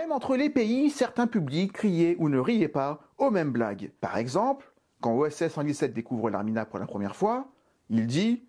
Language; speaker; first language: French; native; French